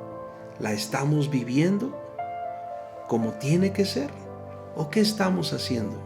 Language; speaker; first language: Spanish; native; Spanish